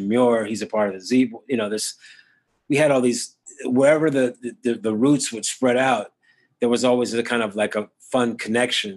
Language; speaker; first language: English; native; English